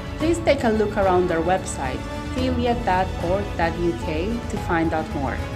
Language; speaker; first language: English; native; English